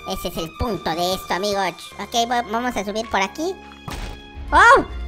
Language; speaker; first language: Spanish; native; Spanish